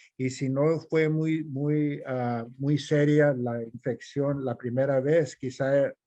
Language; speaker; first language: Spanish; early bilingual, heritage; Spanish